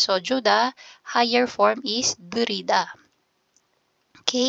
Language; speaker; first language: English; non-native, local second language; Filipino